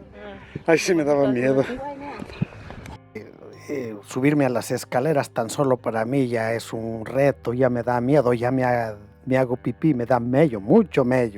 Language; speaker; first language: Spanish; native; Spanish